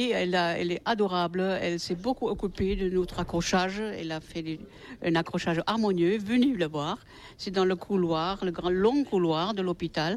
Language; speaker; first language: French; native; French